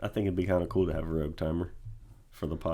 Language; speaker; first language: English; native; English